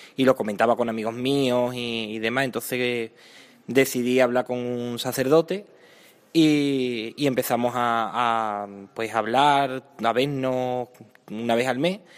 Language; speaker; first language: Spanish; native; Spanish